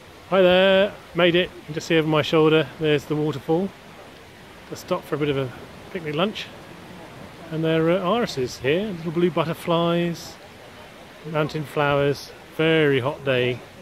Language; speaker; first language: English; native; English